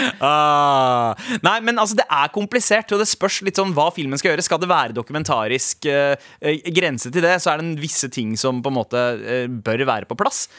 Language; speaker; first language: Norwegian; early bilingual, other home language; Punjabi